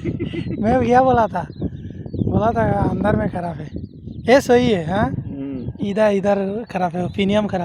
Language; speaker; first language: Hindi; non-native, learner; Bangla